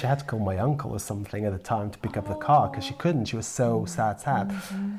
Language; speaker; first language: English; non-native, fluent; Portuguese